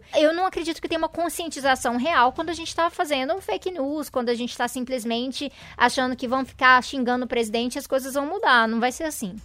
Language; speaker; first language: Portuguese; native; Portuguese